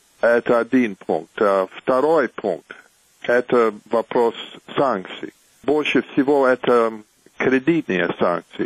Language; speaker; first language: Russian; non-native, fluent; English